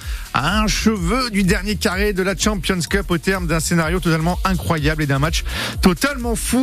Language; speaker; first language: French; native; French